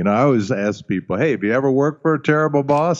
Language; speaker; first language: English; early bilingual, other home language; German